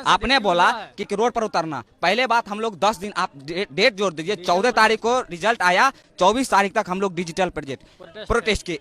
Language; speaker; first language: Hindi; native; Hindi